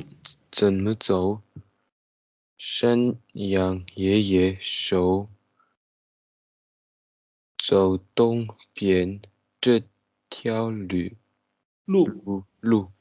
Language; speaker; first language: Chinese; non-native, learner; Tibetan